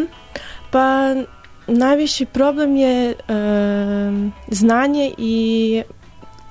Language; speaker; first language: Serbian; early bilingual, heritage; English